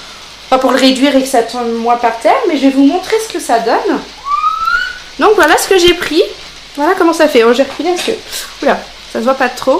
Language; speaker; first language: French; native; French